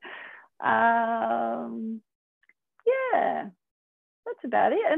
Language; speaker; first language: English; native; English